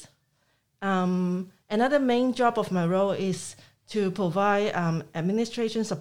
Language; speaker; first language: English; non-native, local second language; Cantonese